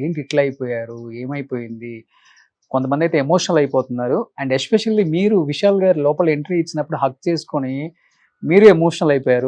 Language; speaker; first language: Telugu; native; Telugu